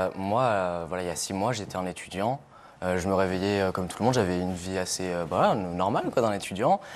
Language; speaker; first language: French; native; French